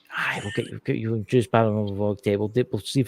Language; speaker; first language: English; native; English